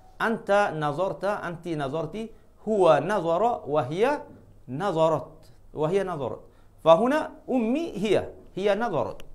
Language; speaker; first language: Arabic; non-native, fluent; Malay